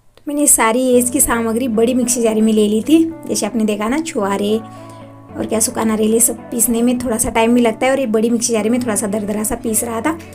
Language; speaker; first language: Hindi; non-native, local second language; Marathi